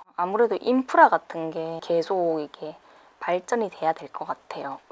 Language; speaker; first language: Korean; native; Korean